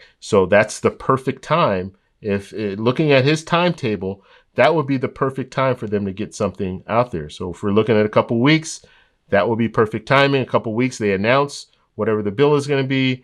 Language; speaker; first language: English; native; English